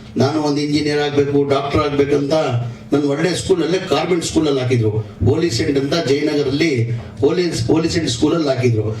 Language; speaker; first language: Kannada; non-native, local second language; Urdu